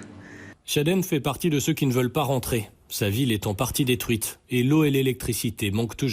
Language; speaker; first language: French; native; French